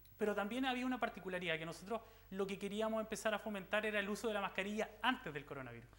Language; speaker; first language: Spanish; native; Spanish